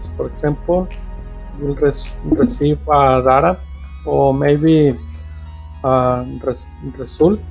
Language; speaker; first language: English; non-native, fluent; Spanish